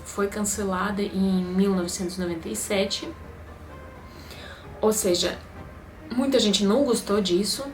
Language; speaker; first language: Portuguese; non-native, fluent; Russian